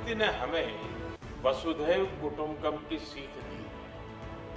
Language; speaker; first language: Hindi; native; Hindi